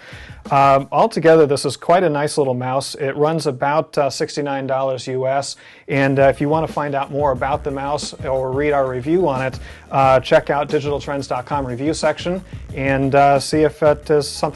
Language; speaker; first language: English; native; English